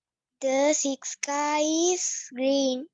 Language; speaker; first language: English; non-native, learner; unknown